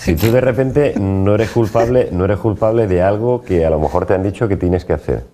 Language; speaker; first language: Spanish; native; Spanish